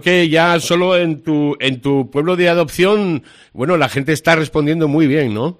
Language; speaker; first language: Spanish; native; Spanish